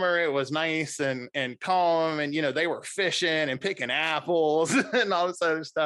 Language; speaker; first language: English; native; English